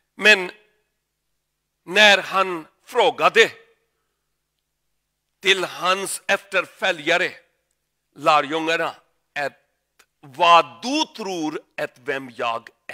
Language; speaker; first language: Swedish; non-native, learner; Urdu